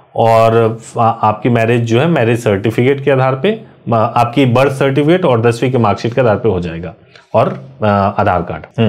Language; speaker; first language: Hindi; native; Hindi